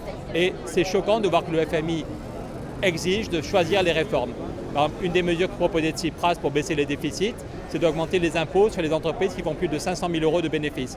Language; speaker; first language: French; native; French